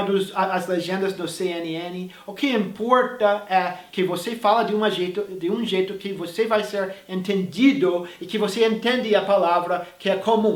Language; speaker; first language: Portuguese; non-native, fluent; English